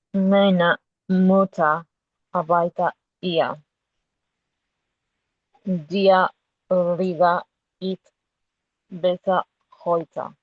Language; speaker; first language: German; non-native, learner; Spanish